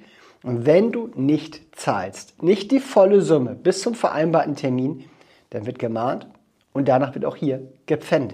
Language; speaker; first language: German; native; German